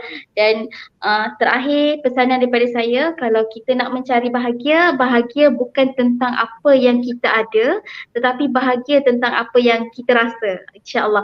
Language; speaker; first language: Malay; native; Malay